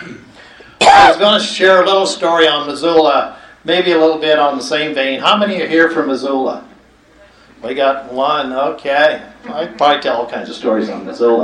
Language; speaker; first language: English; native; English